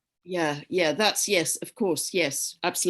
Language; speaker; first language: English; native; English